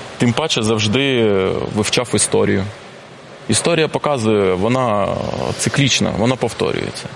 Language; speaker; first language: Ukrainian; non-native, local second language; Russian